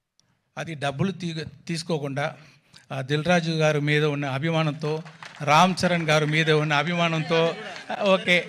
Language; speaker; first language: Telugu; non-native, learner; Tamil